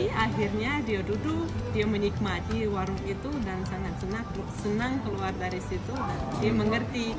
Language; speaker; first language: Indonesian; non-native, fluent; Russian